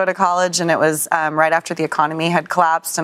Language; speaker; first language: English; native; English